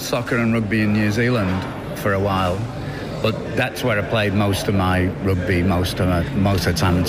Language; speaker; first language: English; native; English